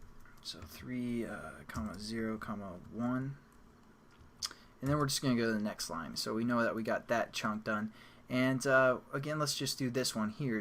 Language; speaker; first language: English; native; English